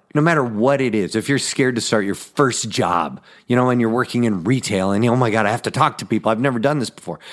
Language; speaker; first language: English; native; English